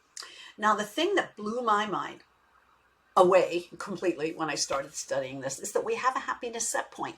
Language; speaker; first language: English; native; English